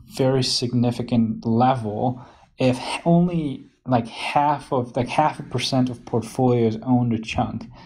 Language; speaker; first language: English; non-native, fluent; Hungarian